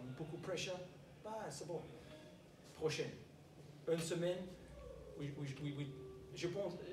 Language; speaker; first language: French; non-native, learner; English